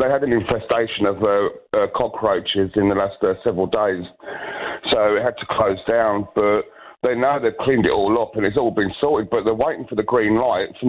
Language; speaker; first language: English; native; English